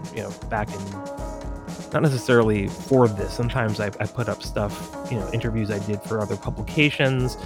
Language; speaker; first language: English; native; English